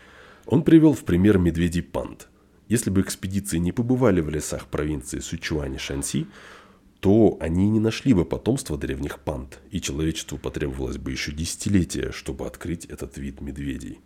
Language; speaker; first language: Russian; native; Russian